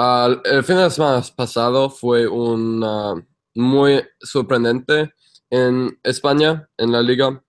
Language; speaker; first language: Spanish; non-native, fluent; English